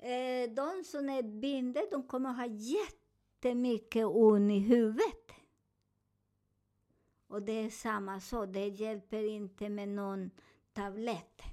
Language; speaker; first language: Swedish; non-native, learner; Spanish